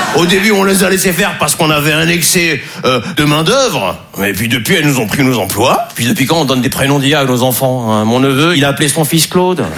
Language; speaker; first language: French; native; French